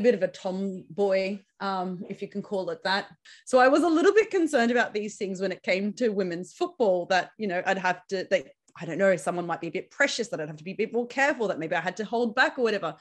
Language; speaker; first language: English; native; English